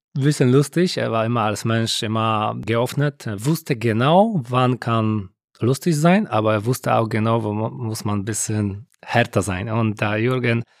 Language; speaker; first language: German; non-native, learner; Polish